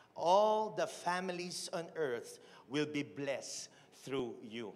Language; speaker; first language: English; non-native, local second language; Filipino